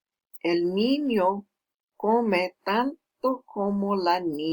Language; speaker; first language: Spanish; non-native, fluent; English